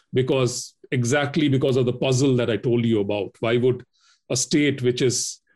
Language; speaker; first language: English; non-native, local second language; Hindi